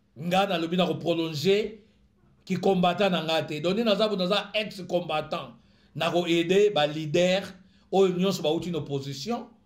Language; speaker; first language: Lingala; native; Lingala